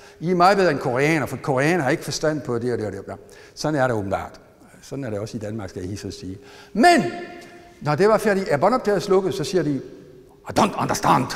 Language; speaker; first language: Danish; non-native, fluent; French